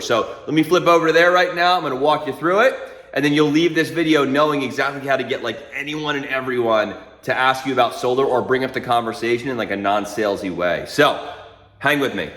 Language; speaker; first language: English; native; English